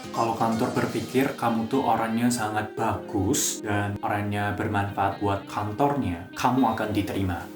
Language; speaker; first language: Indonesian; non-native, fluent; Japanese